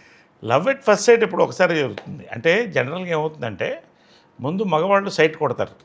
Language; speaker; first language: Telugu; native; Telugu